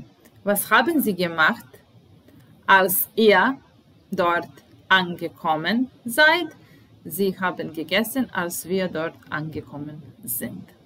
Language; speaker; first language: German; non-native, fluent; Serbian